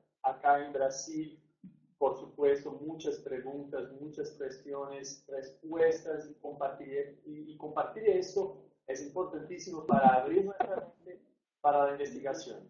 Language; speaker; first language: Spanish; non-native, fluent; Portuguese